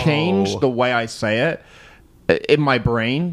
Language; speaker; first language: English; native; English